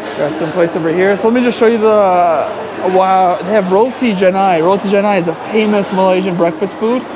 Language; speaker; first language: English; native; English